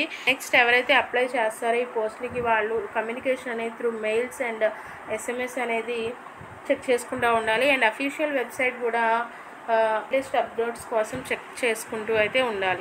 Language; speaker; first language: Telugu; native; Telugu